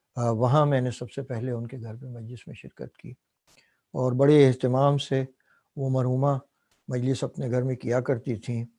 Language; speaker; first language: Urdu; native; Urdu